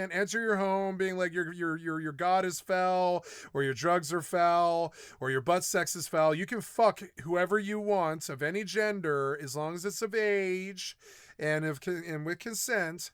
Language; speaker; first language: English; native; English